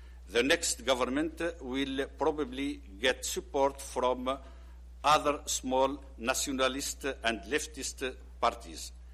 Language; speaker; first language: English; non-native, learner; Arabic